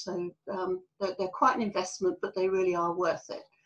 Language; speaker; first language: English; native; English